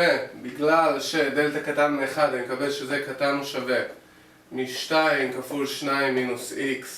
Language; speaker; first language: Hebrew; native; Hebrew